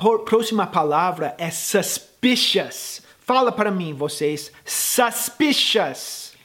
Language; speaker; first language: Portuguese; non-native, fluent; English